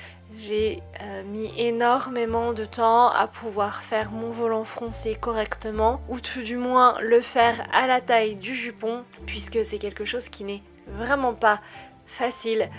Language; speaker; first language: French; native; French